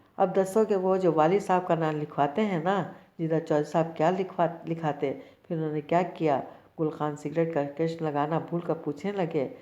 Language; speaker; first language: Urdu; native; Urdu